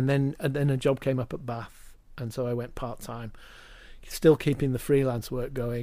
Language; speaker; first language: English; native; English